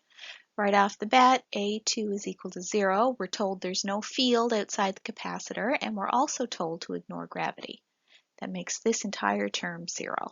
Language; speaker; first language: English; native; English